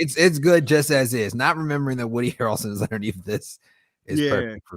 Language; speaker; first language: English; native; English